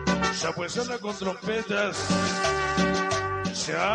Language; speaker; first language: Spanish; native; Spanish